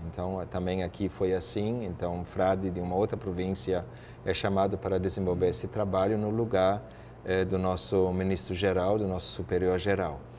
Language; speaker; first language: Portuguese; non-native, fluent; German